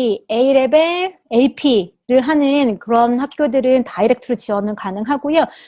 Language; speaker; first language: Korean; native; Korean